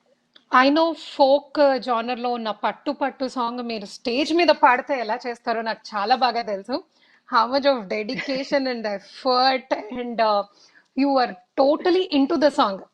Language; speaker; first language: Telugu; native; Telugu